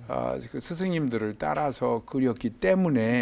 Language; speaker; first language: Korean; native; Korean